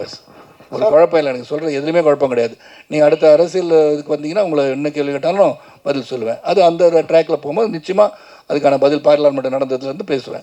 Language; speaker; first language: Tamil; native; Tamil